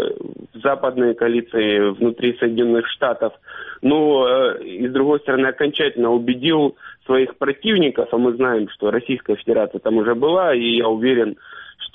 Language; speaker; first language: Russian; native; Russian